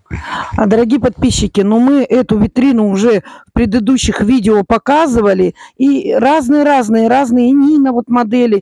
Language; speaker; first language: Russian; native; Russian